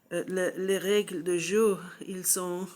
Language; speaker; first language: French; non-native, learner; English